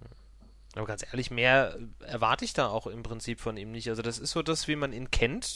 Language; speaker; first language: German; native; German